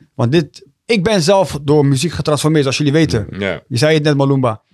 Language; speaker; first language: Dutch; early bilingual, other home language; Tigrinya